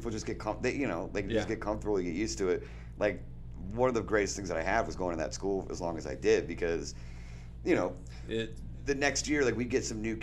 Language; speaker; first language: English; native; English